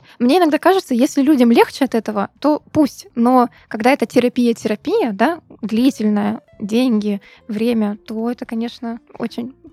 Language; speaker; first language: Russian; native; Russian